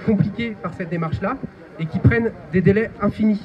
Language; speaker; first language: French; native; French